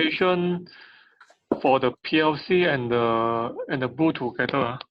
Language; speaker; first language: English; non-native, local second language; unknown